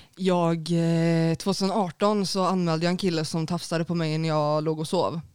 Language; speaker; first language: Swedish; native; Swedish